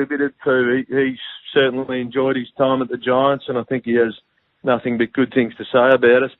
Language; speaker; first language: English; native; English